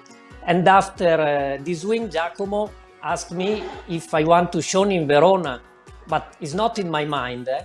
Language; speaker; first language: English; non-native, learner; Italian